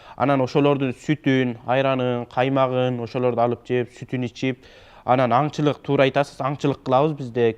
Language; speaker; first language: Kyrgyz; early bilingual, heritage; Kyrgyz